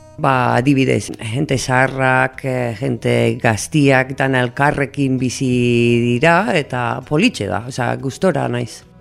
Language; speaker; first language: Basque; non-native, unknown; English